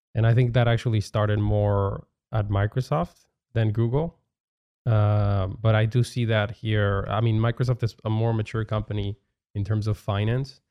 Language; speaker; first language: English; non-native, fluent; Spanish